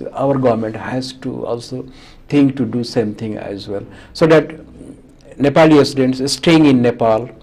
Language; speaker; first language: English; non-native, local second language; Nepali